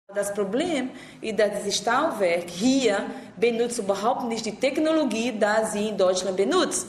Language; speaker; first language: German; non-native, fluent; Portuguese